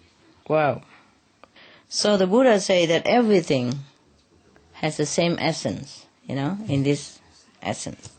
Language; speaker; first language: English; non-native, fluent; Vietnamese